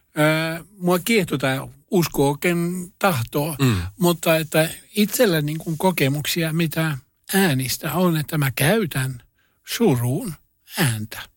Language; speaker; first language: Finnish; non-native, local second language; Swedish